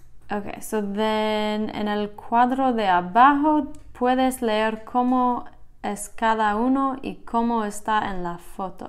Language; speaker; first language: Spanish; non-native, fluent; English